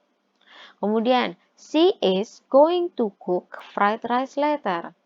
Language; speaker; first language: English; non-native, fluent; Indonesian